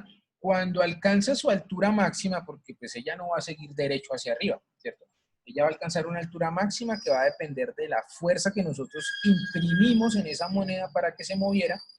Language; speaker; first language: Spanish; native; Spanish